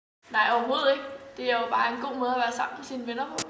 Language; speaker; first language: Danish; native; Danish